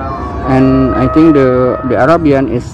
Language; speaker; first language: English; non-native, learner; Indonesian